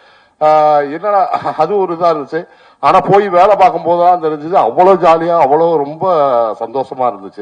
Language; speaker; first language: Tamil; native; Tamil